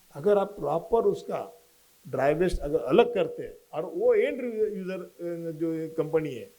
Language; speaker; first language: Hindi; non-native, local second language; Marathi